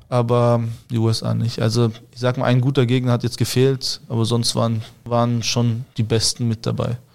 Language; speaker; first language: German; early bilingual, other home language; Russian